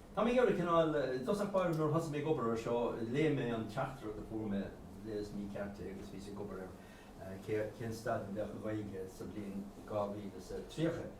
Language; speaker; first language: Irish; non-native, local second language; English